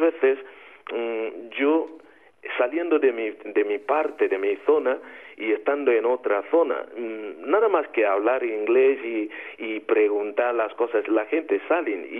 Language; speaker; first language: Spanish; non-native, fluent; Igbo